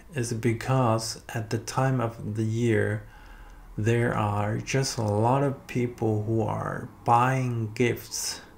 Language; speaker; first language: English; non-native, fluent; Chinese